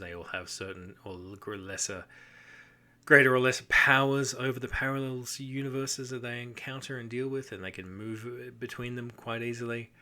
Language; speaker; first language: English; native; English